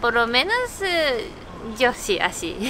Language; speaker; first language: Spanish; non-native, learner; Japanese